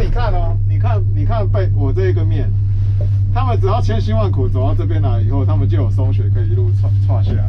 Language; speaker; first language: Chinese; native; Chinese